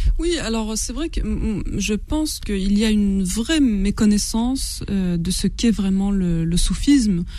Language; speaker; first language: French; non-native, local second language; Kabyle